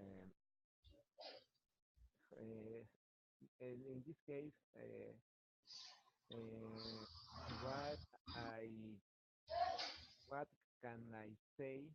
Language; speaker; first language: English; non-native, learner; Spanish